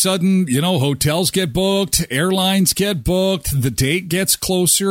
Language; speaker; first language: English; native; English